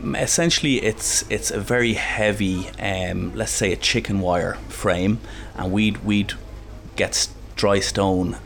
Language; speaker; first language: English; native; English